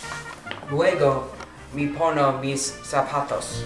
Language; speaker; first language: Spanish; non-native, learner; English